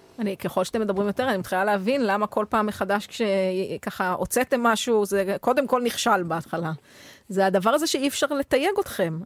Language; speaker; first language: Hebrew; native; Hebrew